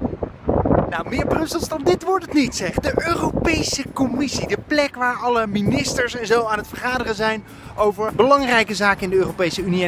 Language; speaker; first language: Dutch; native; Dutch